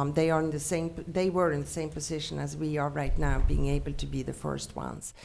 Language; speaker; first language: English; non-native, fluent; Swedish